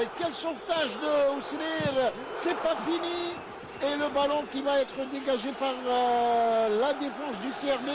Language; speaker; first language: French; non-native, local second language; Arabic